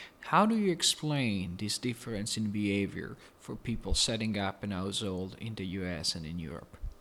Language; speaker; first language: English; non-native, fluent; Italian